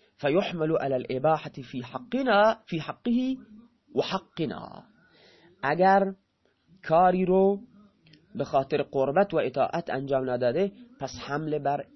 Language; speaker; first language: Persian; non-native, local second language; Baluchi